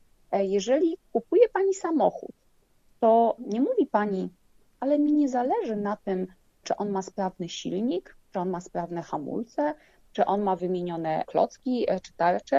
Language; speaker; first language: Polish; native; Polish